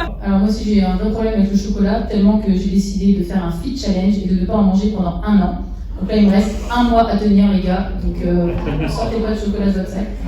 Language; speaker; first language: French; native; French